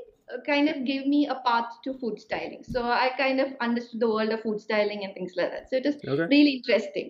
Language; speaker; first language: English; non-native, local second language; Malayalam